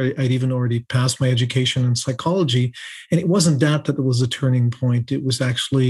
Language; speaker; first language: English; native; English